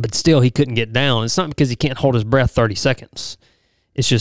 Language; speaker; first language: English; native; English